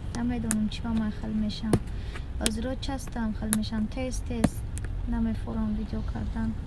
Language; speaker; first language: Tajik; native; Tajik